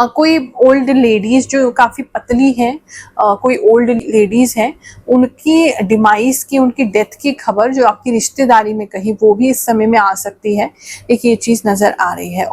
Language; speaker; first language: Hindi; native; Hindi